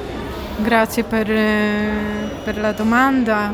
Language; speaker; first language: Italian; non-native, learner; Polish